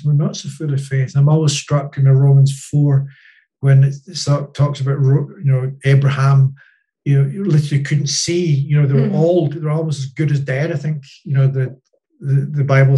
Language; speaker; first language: English; native; English